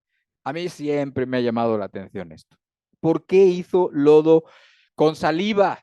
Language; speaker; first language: Spanish; native; Spanish